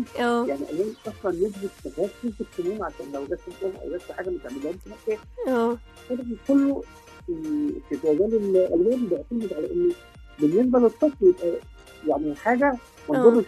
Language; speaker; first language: Arabic; native; Arabic